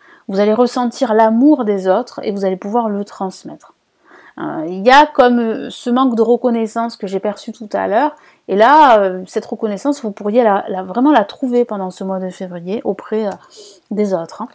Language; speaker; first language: French; native; French